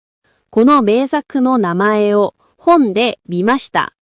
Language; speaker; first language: Japanese; non-native, fluent; Korean